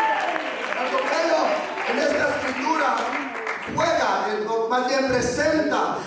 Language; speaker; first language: Spanish; early bilingual, heritage; Spanish